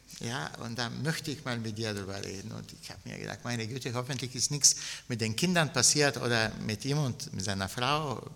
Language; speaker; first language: German; non-native, fluent; Bulgarian